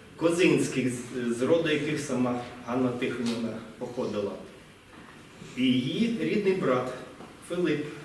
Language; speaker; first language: Ukrainian; native; Ukrainian